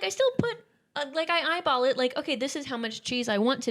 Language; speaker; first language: English; native; English